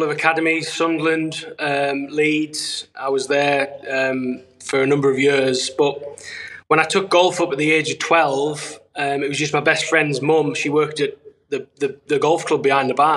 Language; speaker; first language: English; native; English